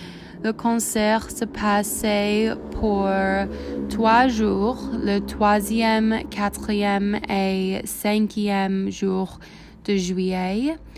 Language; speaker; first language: French; non-native, learner; English